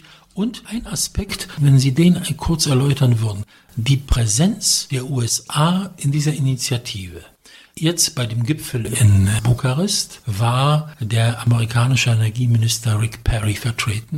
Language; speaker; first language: German; non-native, fluent; Polish